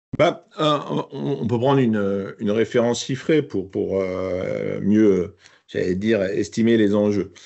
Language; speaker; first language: French; native; French